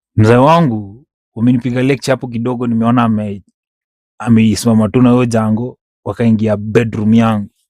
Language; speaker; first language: Swahili; native; Swahili